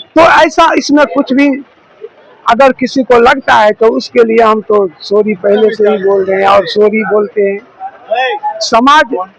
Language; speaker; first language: Hindi; native; Hindi